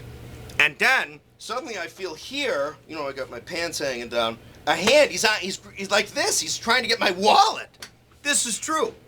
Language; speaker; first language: English; native; English